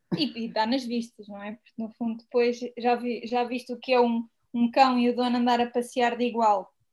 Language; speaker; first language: Portuguese; native; Portuguese